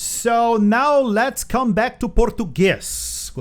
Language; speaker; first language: Portuguese; native; Portuguese